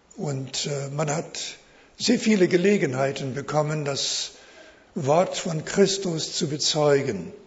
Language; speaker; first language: German; early bilingual, heritage; German